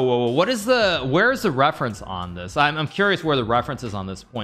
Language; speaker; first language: English; native; English